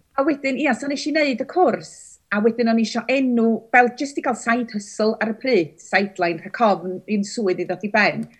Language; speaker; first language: Welsh; native; Welsh